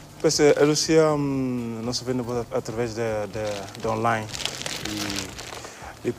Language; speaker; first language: Portuguese; non-native, learner; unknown